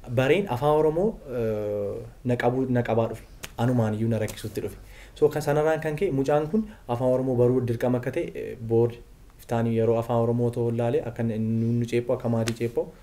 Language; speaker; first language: Oromo; non-native, local second language; Amharic